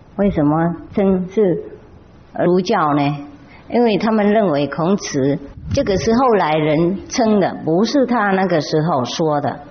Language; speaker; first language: Chinese; non-native, fluent; Vietnamese